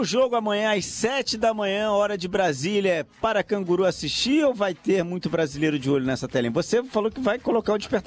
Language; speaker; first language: Portuguese; native; Portuguese